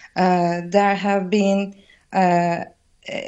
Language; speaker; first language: English; non-native, fluent; Turkish